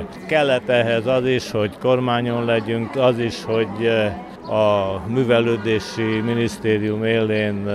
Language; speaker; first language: Hungarian; native; Hungarian